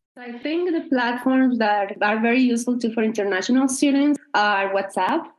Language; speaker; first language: English; non-native, fluent; Spanish